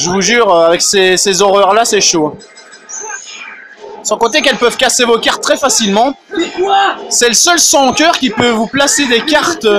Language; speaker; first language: French; native; French